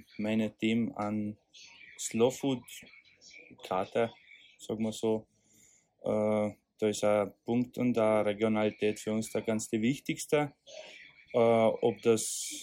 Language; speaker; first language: German; non-native, learner; Hungarian